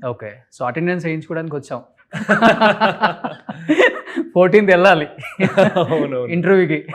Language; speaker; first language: Telugu; native; Telugu